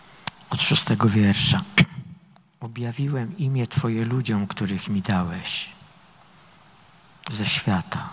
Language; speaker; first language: Polish; native; Polish